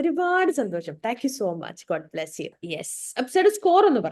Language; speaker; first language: Malayalam; native; Malayalam